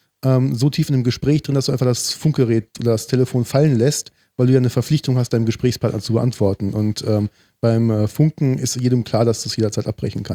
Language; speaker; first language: German; native; German